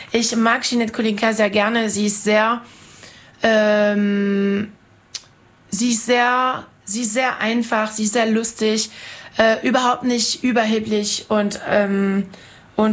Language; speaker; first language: German; non-native, fluent; French